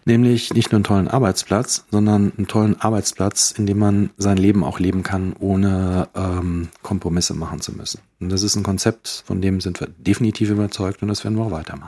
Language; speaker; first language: German; native; German